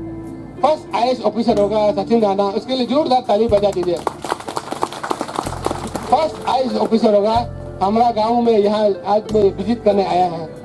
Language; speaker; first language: Hindi; non-native, local second language; Nyishi